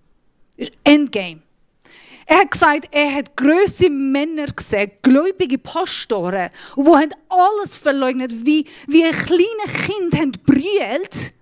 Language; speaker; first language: German; non-native, fluent; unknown